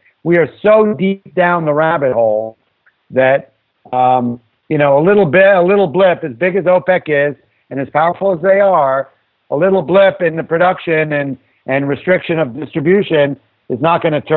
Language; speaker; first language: English; native; English